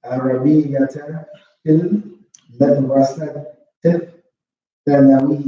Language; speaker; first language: Arabic; non-native, learner; English